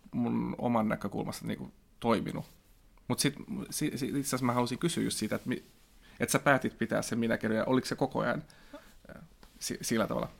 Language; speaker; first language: Finnish; non-native, local second language; Swedish